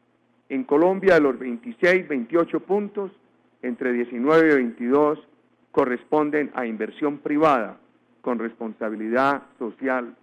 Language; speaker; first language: Spanish; native; Spanish